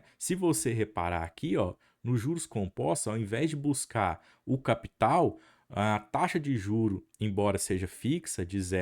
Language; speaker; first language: Portuguese; native; Portuguese